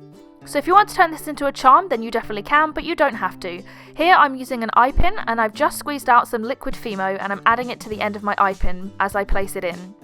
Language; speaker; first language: English; native; English